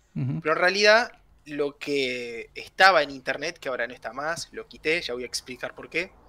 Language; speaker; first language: Spanish; native; Spanish